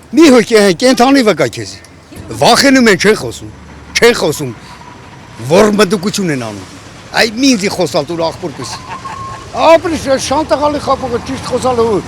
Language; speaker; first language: Armenian; native; Armenian